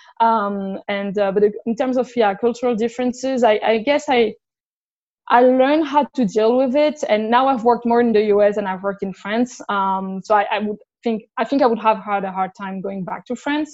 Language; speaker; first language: English; non-native, fluent; French